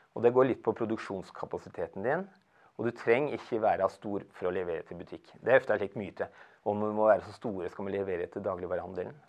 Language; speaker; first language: Norwegian; native; Norwegian